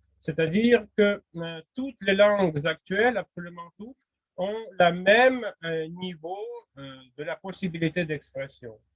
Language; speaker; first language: French; non-native, fluent; Russian